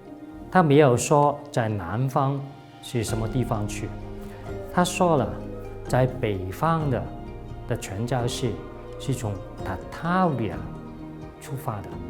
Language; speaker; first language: Chinese; non-native, local second language; Cantonese